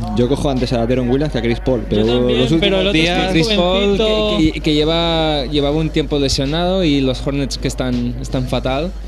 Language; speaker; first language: Spanish; native; Spanish